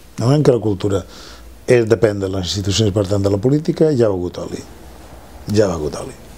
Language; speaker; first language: Catalan; non-native, local second language; Spanish